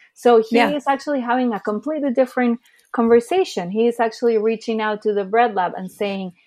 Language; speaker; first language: English; early bilingual, other home language; Spanish